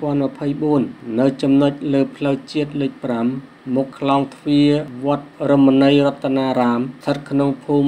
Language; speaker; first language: Khmer; native; Khmer